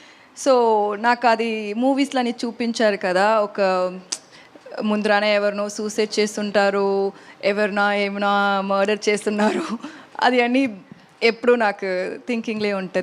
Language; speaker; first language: Telugu; non-native, learner; Tamil